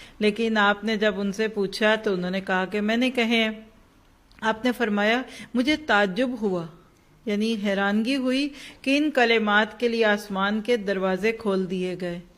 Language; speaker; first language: Urdu; native; Urdu